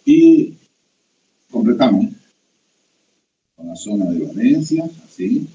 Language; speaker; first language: Spanish; native; Spanish